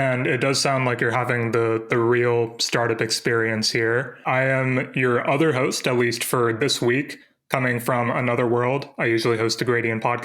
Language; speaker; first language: English; native; English